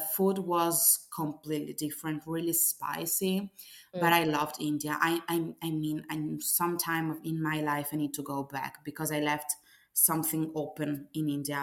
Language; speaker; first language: English; non-native, fluent; Italian